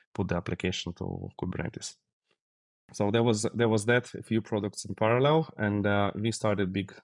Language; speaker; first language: English; non-native, fluent; Russian